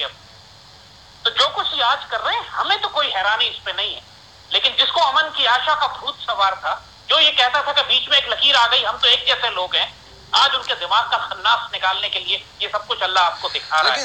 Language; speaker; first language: Urdu; native; Urdu